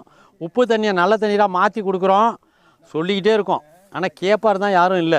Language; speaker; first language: Tamil; native; Tamil